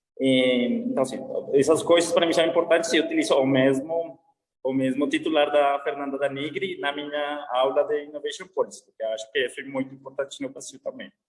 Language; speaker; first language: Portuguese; non-native, learner; Spanish